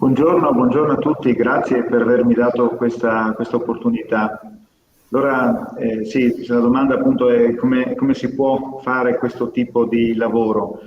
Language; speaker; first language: Italian; native; Italian